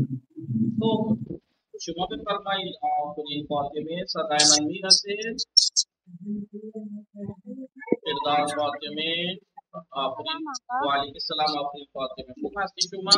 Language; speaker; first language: Persian; non-native, fluent; Urdu